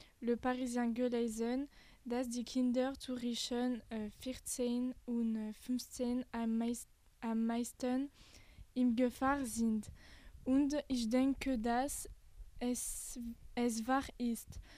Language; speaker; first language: German; non-native, learner; French